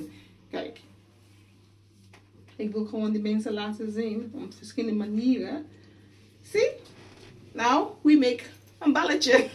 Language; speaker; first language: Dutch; non-native, learner; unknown